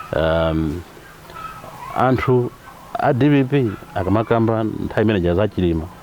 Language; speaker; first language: Nyanja; native; Nyanja